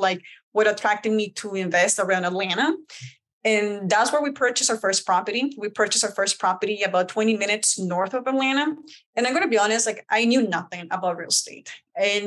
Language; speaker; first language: English; early bilingual, other home language; Spanish